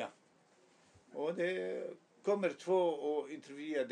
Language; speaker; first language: Swedish; non-native, learner; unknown